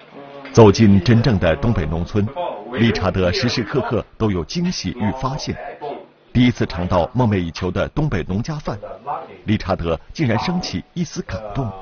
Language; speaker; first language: Chinese; native; Chinese